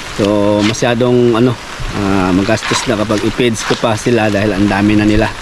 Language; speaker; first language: Filipino; non-native, local second language; Cebuano